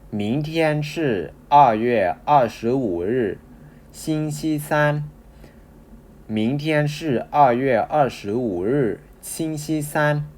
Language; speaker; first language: Chinese; non-native, learner; Thai